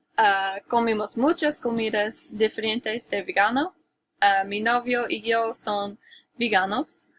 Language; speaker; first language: Spanish; non-native, learner; English